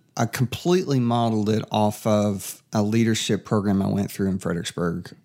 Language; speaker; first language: English; native; English